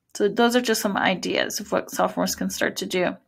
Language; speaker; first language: English; native; English